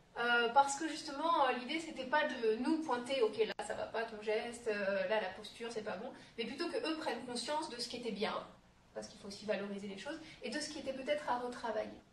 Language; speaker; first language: French; native; French